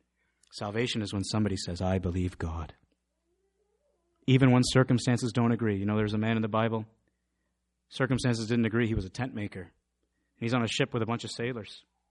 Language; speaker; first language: English; native; English